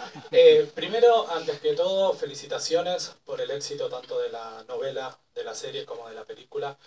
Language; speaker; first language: Spanish; native; Spanish